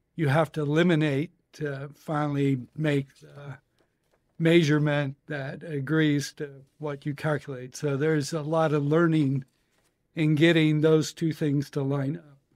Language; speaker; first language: English; native; English